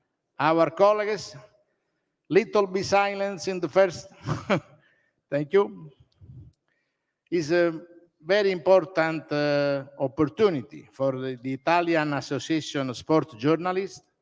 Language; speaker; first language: English; non-native, learner; Italian